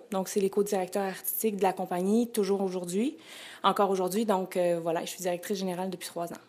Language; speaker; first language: French; native; French